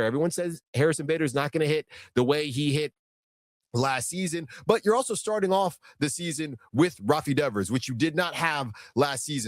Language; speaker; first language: English; native; English